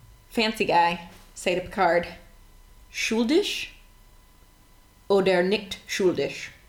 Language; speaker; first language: German; non-native, learner; English